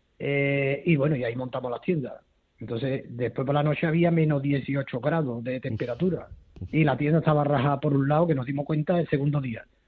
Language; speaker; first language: Spanish; native; Spanish